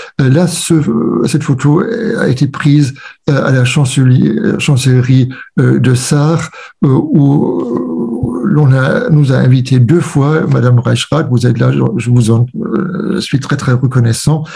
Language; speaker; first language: French; non-native, fluent; German